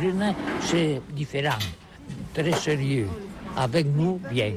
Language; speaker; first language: French; non-native, learner; Catalan